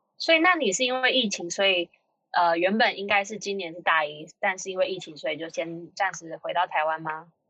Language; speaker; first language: Chinese; native; Chinese